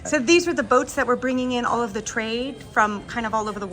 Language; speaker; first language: English; native; English